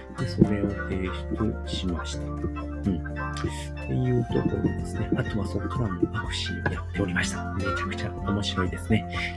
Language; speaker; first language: Japanese; native; Japanese